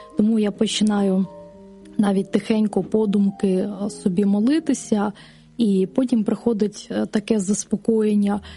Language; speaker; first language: Ukrainian; native; Ukrainian